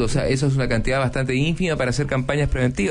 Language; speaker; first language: Spanish; native; Spanish